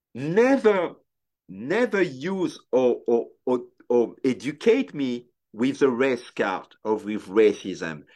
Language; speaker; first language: English; non-native, fluent; French